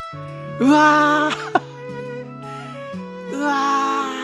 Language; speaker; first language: Japanese; native; Japanese